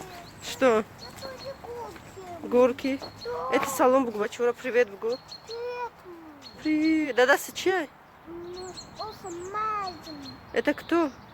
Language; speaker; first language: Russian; non-native, learner; Tajik